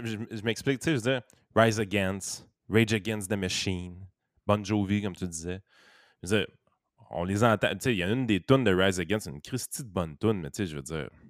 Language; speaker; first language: French; native; French